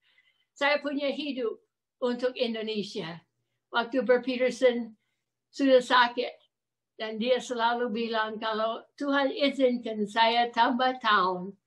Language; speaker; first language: Indonesian; non-native, fluent; English